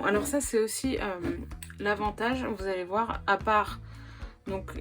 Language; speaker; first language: French; native; French